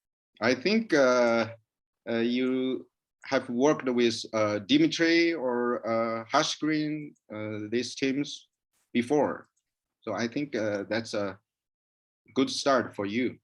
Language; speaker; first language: English; non-native, learner; Chinese